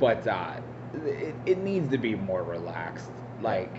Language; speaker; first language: English; native; English